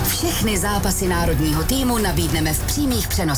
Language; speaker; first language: Czech; native; Czech